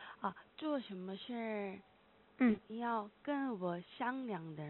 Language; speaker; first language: Chinese; non-native, learner; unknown